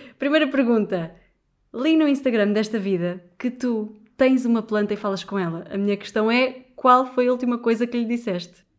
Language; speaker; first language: Portuguese; native; Portuguese